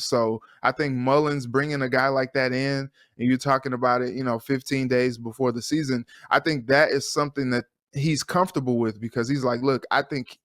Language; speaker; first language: English; native; English